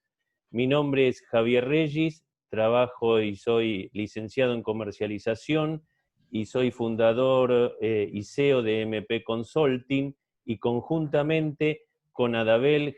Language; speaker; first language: Spanish; native; Spanish